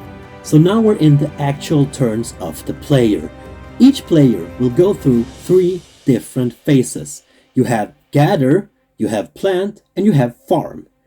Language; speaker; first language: English; non-native, fluent; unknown